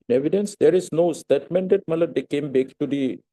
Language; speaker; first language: English; non-native, local second language; Assamese